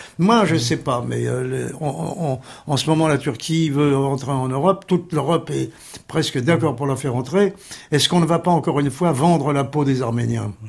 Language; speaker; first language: French; early bilingual, other home language; Armenian